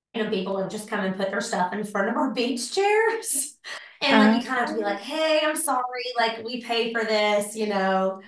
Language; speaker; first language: English; native; English